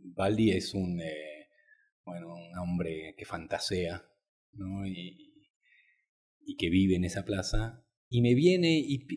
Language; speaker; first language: Spanish; native; Spanish